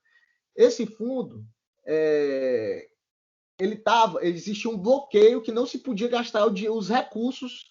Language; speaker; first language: Portuguese; native; Portuguese